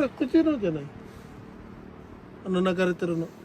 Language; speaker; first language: Japanese; non-native, learner; Filipino